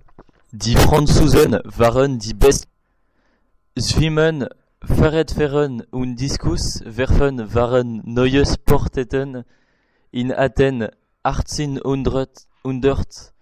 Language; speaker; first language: German; non-native, learner; French